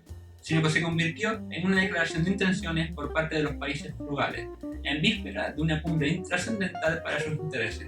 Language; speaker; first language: Spanish; native; Spanish